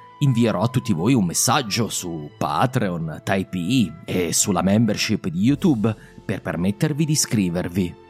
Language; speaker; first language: Italian; native; Italian